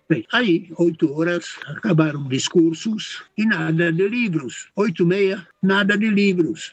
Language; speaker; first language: Portuguese; non-native, fluent; Czech